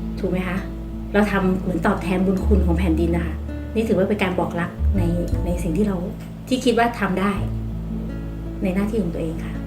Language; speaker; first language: Thai; native; Thai